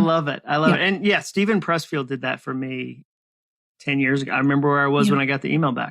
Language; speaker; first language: English; native; English